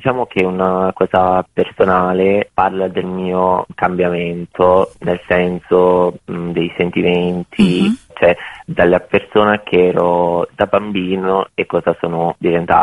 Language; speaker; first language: Italian; non-native, fluent; Bosnian